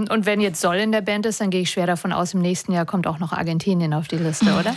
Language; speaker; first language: German; native; German